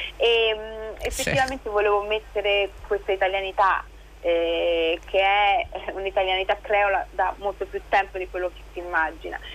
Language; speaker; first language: Italian; native; Italian